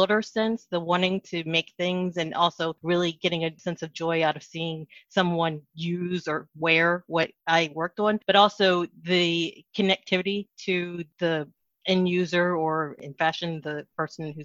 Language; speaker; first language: English; native; English